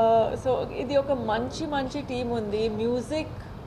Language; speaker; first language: Telugu; non-native, fluent; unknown